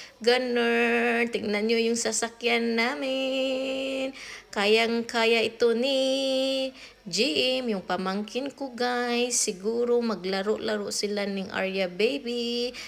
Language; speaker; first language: Filipino; non-native, local second language; Cebuano